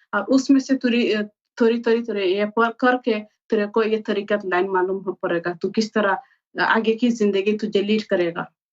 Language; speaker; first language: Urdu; non-native, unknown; Bangla